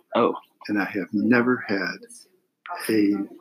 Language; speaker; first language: English; native; English